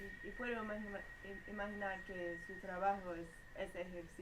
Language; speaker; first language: Spanish; non-native, learner; English